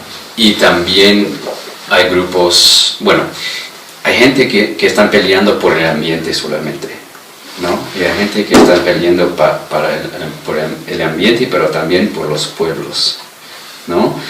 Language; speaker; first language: Spanish; non-native, fluent; English